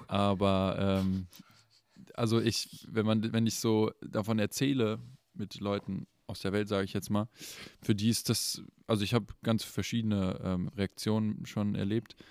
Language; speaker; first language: German; native; German